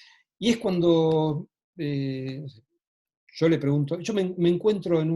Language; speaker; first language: Spanish; native; Spanish